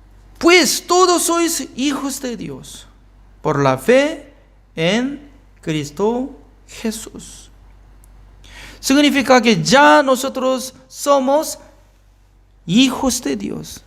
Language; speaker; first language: Spanish; non-native, fluent; Korean